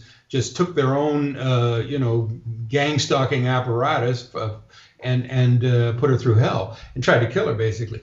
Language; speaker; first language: English; native; English